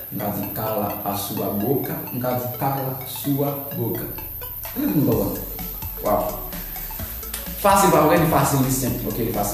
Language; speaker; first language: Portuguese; non-native, learner; Haitian Creole